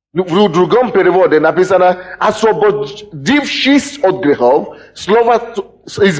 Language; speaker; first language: Russian; native; Russian